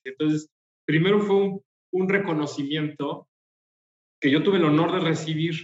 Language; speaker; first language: Spanish; native; Spanish